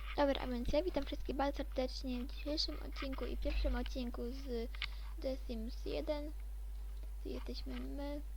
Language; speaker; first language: Polish; native; Polish